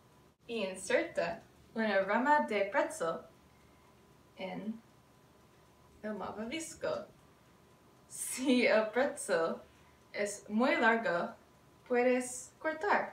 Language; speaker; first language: Spanish; non-native, learner; English